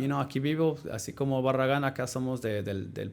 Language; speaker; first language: Spanish; early bilingual, heritage; Spanish